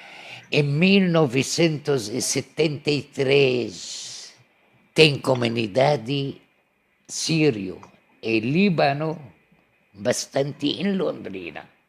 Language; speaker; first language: Portuguese; non-native, learner; Arabic